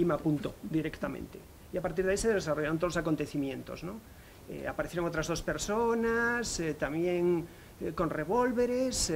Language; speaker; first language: Spanish; native; Spanish